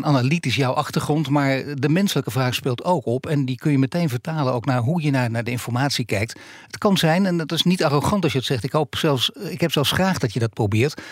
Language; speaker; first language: Dutch; native; Dutch